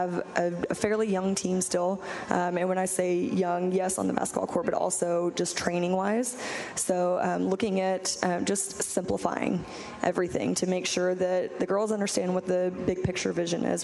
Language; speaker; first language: English; native; English